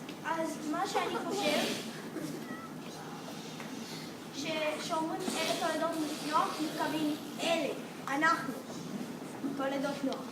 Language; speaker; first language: Hebrew; early bilingual, other home language; English